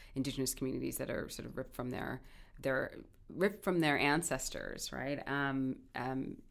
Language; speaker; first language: English; native; English